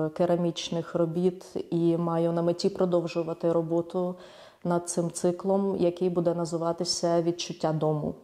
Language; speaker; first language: Ukrainian; native; Ukrainian